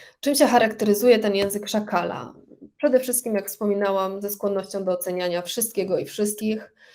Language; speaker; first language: Polish; native; Polish